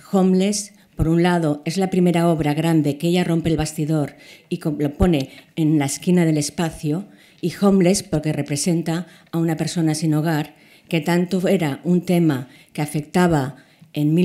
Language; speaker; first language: Spanish; native; Spanish